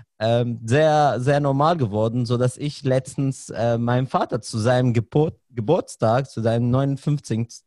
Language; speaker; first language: German; non-native, fluent; Arabic